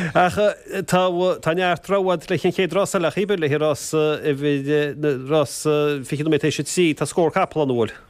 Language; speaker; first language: Irish; native; Irish